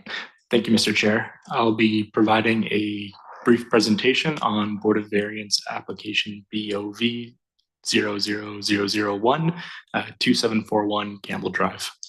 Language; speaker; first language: English; native; English